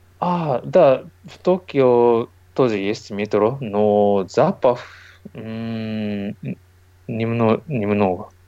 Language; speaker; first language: Russian; non-native, learner; Japanese